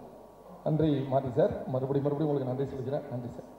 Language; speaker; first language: Tamil; native; Tamil